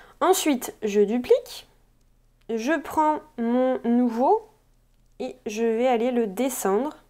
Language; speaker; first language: French; native; French